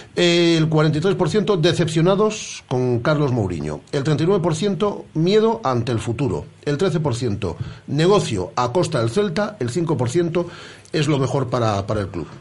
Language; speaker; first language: Spanish; native; Spanish